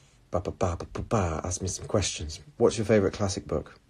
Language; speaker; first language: English; native; English